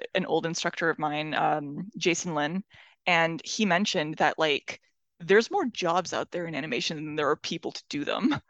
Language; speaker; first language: English; non-native, fluent; Persian